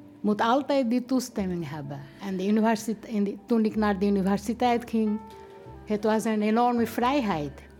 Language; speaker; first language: Dutch; non-native, fluent; Bangla